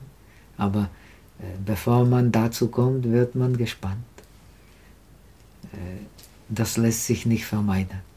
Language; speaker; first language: German; non-native, learner; Czech